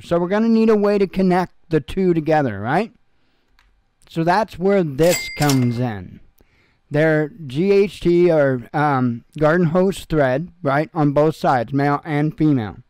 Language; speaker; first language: English; native; English